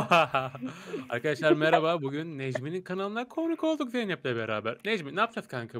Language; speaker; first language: Turkish; native; Turkish